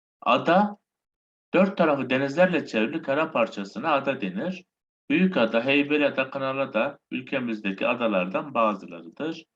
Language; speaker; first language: Turkish; native; Turkish